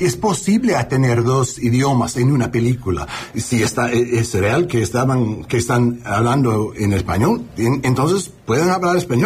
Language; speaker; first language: Spanish; non-native, learner; English